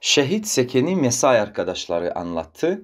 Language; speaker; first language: Turkish; non-native, fluent; Russian